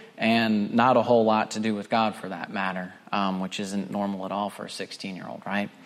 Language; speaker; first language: English; native; English